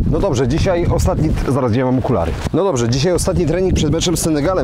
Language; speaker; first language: Polish; native; Polish